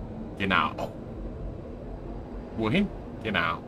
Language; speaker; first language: German; native; German